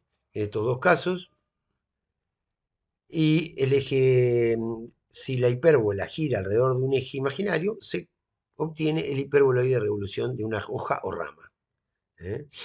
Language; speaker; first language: Spanish; native; Spanish